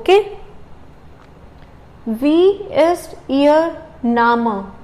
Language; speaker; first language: German; non-native, learner; Hindi